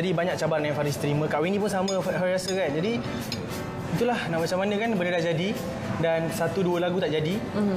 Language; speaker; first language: Malay; native; Malay